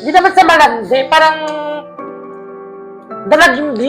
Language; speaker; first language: Filipino; non-native, local second language; Iloko